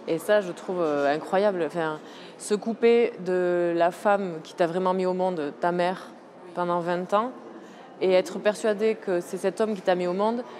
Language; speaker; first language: French; native; French